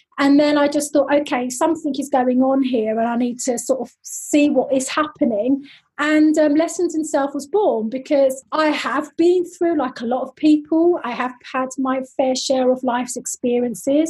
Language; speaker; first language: English; native; English